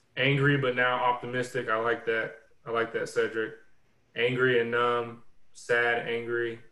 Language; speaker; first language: English; native; English